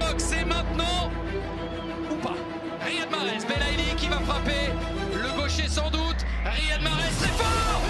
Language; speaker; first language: French; native; French